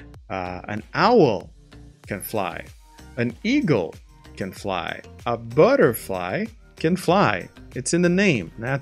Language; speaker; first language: English; non-native, fluent; Portuguese